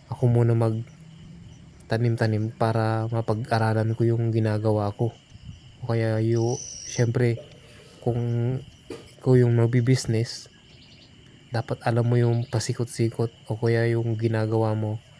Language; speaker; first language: Filipino; non-native, local second language; Iloko